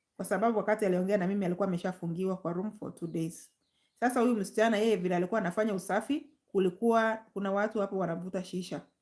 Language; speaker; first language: Swahili; non-native, local second language; Gusii